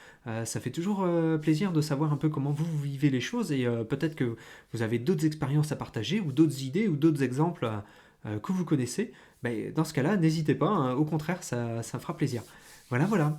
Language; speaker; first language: French; native; French